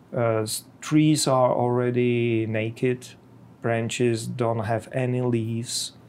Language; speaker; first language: English; non-native, fluent; Czech